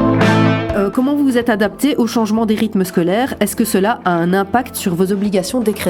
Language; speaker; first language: French; native; French